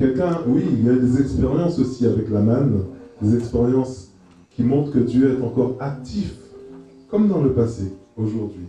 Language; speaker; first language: French; native; French